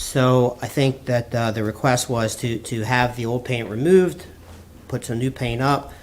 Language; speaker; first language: English; native; English